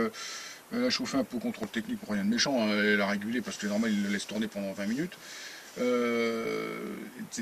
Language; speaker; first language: French; native; French